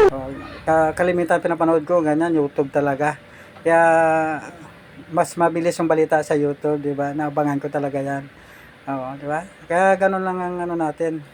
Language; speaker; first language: Filipino; native; Filipino